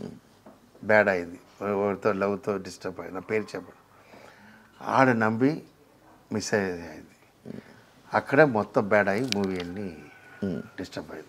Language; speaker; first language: Telugu; non-native, local second language; Tamil